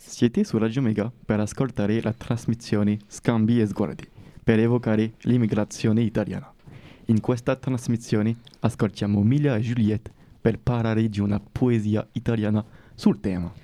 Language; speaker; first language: Italian; non-native, learner; French